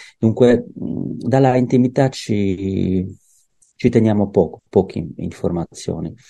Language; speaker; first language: Italian; non-native, learner; Czech